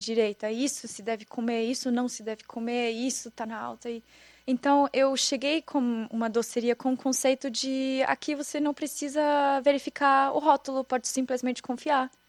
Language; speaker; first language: Portuguese; non-native, fluent; German